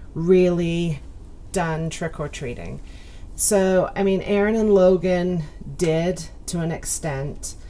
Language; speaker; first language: English; native; English